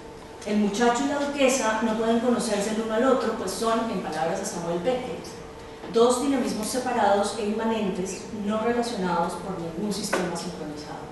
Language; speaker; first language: Spanish; native; Spanish